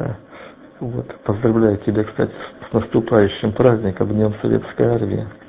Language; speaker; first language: Russian; native; Russian